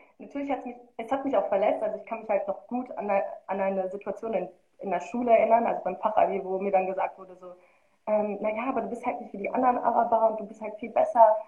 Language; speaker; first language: German; early bilingual, other home language; Arabic